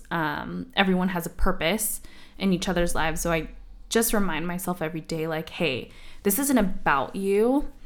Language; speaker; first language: English; native; English